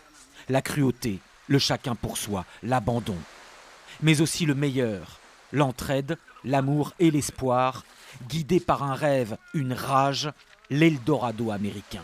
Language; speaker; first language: French; native; French